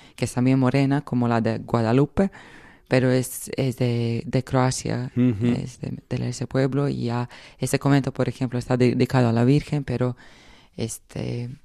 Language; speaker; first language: Spanish; non-native, fluent; Croatian